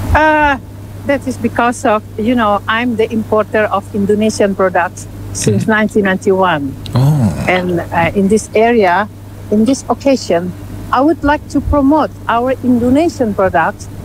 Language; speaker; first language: English; non-native, learner; Indonesian